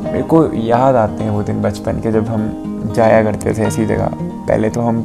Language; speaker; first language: Hindi; native; Hindi